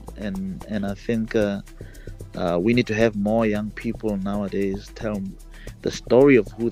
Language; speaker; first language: English; non-native, local second language; Tswana